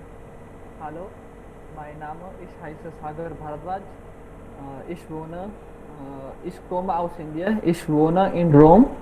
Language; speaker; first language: German; non-native, learner; Hindi